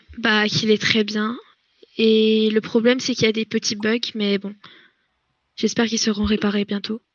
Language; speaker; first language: French; native; French